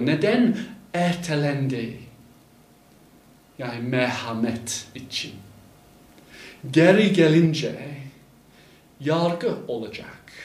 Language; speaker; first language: Turkish; non-native, fluent; English